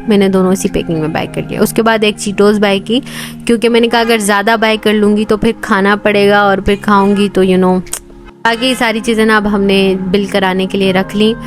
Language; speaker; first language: Urdu; native; Urdu